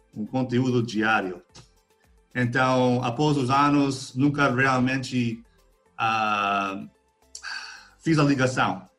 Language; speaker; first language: Portuguese; non-native, fluent; English